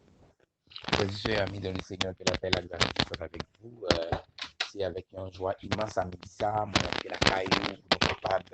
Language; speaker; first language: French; non-native, local second language; Haitian Creole